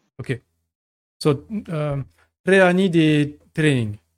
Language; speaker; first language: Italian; non-native, learner; French